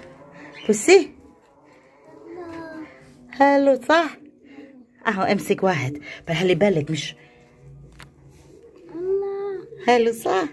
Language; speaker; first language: Arabic; non-native, learner; German